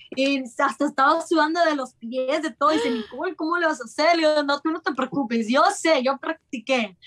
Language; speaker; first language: Spanish; early bilingual, heritage; Spanish